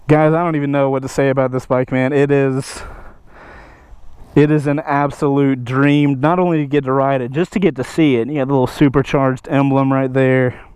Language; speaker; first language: English; native; English